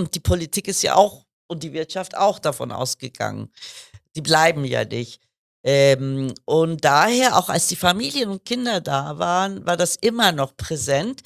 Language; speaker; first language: German; early bilingual, other home language; Kurdish